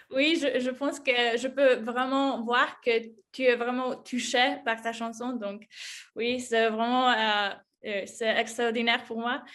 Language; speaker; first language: French; non-native, fluent; Polish